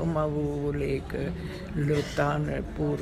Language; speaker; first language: French; non-native, fluent; Hungarian